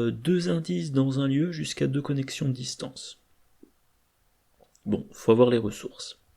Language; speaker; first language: French; native; French